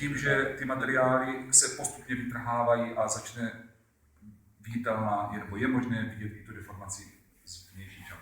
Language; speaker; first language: Czech; native; Czech